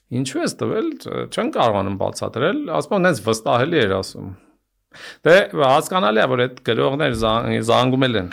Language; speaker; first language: Armenian; native; Armenian